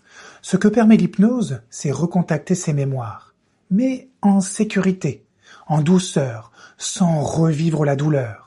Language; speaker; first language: French; native; French